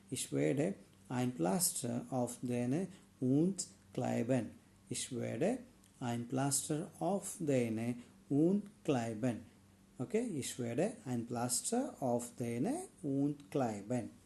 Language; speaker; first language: German; non-native, learner; Malayalam